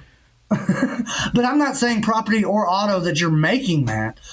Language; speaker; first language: English; native; English